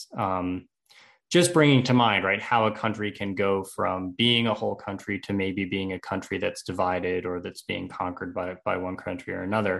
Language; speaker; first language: English; native; English